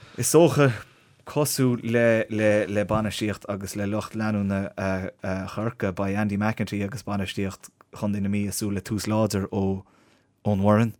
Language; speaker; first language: Irish; native; Irish